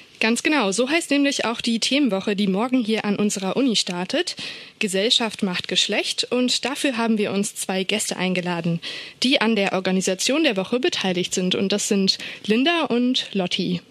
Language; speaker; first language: German; native; German